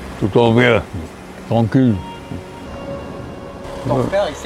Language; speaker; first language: French; non-native, learner; German